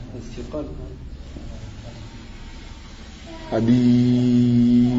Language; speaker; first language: Arabic; non-native, learner; French